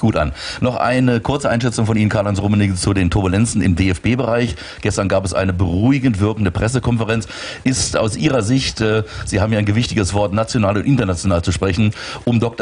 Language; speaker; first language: German; native; German